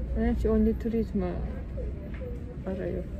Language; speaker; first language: Korean; non-native, learner; Russian